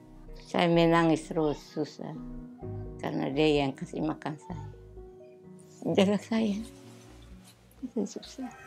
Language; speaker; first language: Indonesian; non-native, local second language; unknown